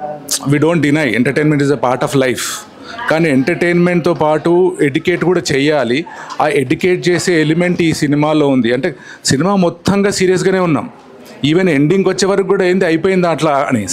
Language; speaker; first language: Telugu; native; Telugu